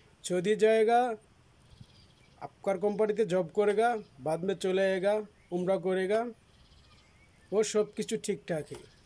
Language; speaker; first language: Hindi; non-native, learner; Bangla